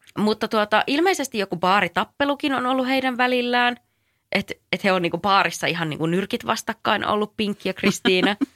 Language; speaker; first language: Finnish; native; Finnish